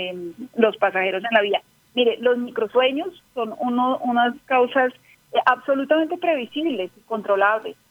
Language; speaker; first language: Spanish; native; Spanish